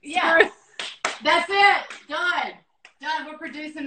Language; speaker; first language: English; native; English